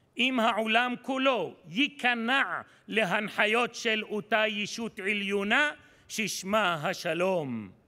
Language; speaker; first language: Hebrew; non-native, local second language; Arabic